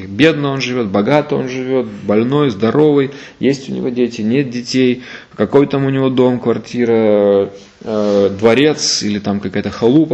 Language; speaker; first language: Russian; native; Russian